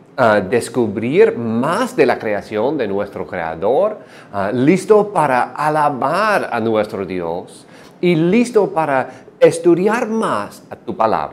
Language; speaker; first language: Spanish; non-native, fluent; English